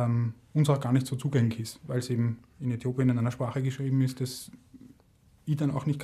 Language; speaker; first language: German; native; German